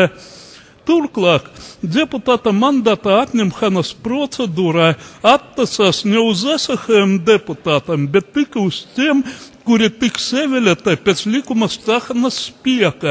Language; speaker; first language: Latvian; non-native, local second language; Russian